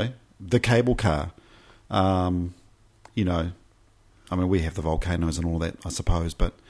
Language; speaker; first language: English; native; English